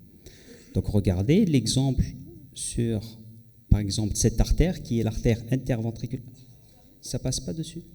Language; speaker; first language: French; non-native, local second language; Arabic